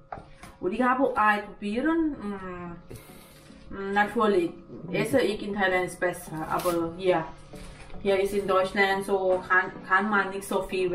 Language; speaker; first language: German; non-native, learner; Thai